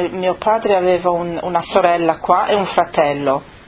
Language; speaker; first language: Italian; early bilingual, other home language; Friulian